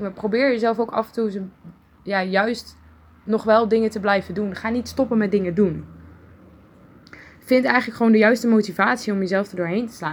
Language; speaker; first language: Dutch; native; Dutch